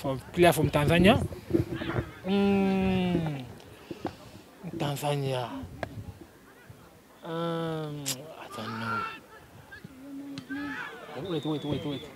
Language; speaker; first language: English; non-native, learner; French